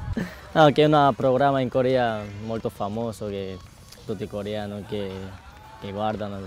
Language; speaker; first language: Italian; non-native, learner; Korean